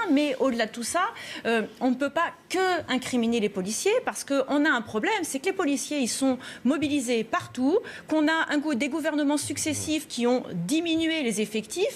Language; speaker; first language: French; native; French